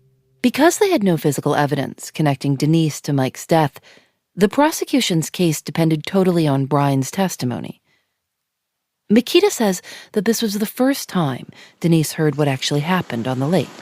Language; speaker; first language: English; native; English